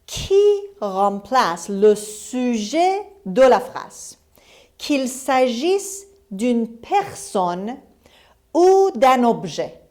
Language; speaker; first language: French; non-native, fluent; Persian